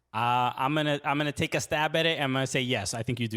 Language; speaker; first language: English; native; English